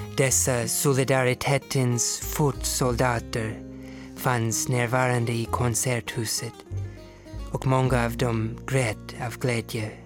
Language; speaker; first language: Swedish; non-native, fluent; English